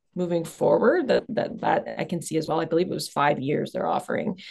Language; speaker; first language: English; native; English